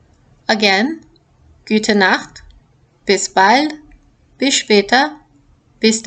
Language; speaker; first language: German; non-native, fluent; English